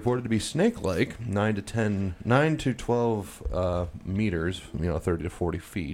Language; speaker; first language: English; native; English